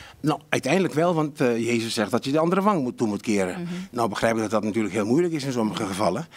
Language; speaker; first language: Dutch; non-native, local second language; Papiamento